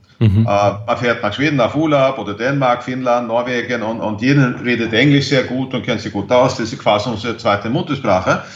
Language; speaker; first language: German; non-native, fluent; Swedish